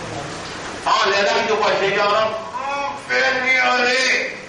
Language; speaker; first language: French; non-native, local second language; Morisyen